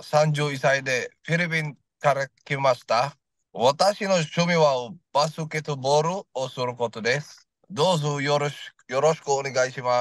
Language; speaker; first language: Japanese; non-native, learner; Filipino